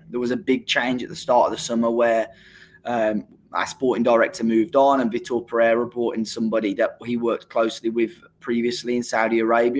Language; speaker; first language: English; native; English